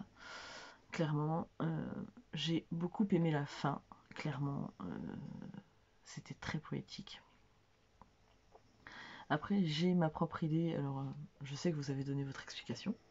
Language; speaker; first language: French; native; French